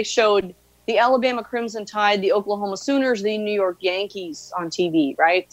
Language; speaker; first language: English; native; English